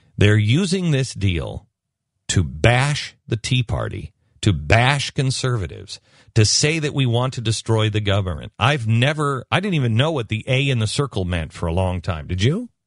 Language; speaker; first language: English; native; English